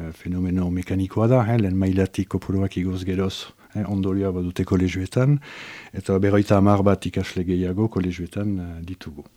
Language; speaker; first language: Basque; native; Basque